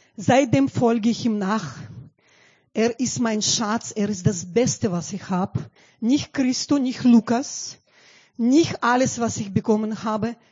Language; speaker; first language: German; non-native, fluent; Russian